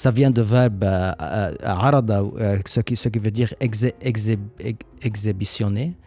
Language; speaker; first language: French; non-native, learner; Arabic